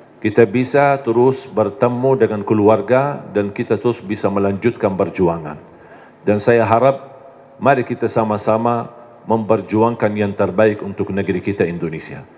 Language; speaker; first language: Indonesian; non-native, fluent; Arabic